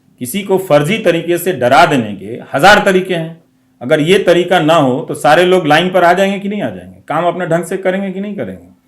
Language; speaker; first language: Hindi; non-native, local second language; Bhojpuri